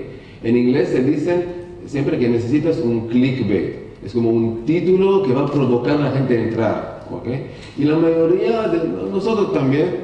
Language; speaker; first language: Spanish; non-native, learner; Hebrew